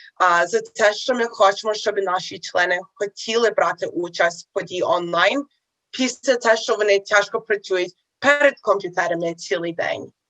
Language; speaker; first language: Ukrainian; early bilingual, heritage; Ukrainian